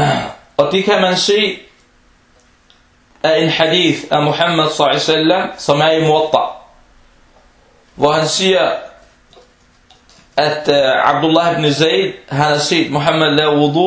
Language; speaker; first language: Danish; non-native, fluent; Arabic